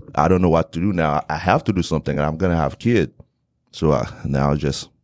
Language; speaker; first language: English; non-native, fluent; Haitian Creole